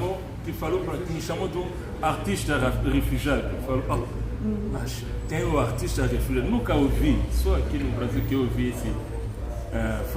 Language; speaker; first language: Portuguese; non-native, learner; Luba-Lulua